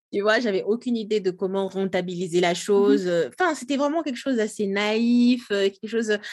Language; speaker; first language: French; non-native, local second language; Lingala